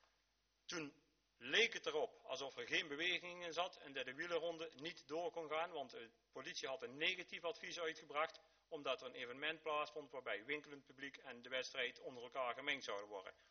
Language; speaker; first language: Dutch; native; Dutch